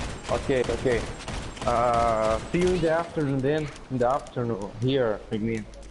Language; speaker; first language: English; non-native, fluent; Portuguese